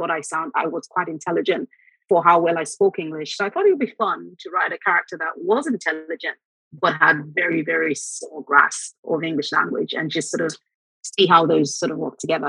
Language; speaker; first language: English; non-native, local second language; Yoruba